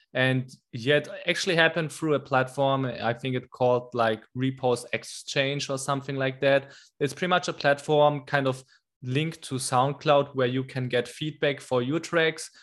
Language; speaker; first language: English; non-native, fluent; German